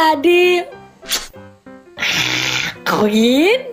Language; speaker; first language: Indonesian; native; Indonesian